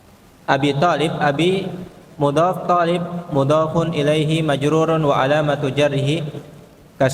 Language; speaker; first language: Arabic; non-native, fluent; Indonesian